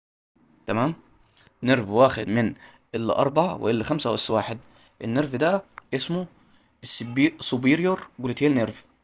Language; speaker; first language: Arabic; native; Arabic